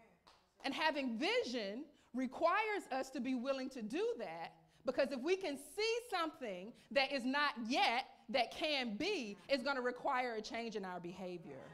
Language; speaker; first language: English; native; English